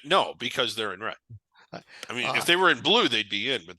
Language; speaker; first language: English; native; English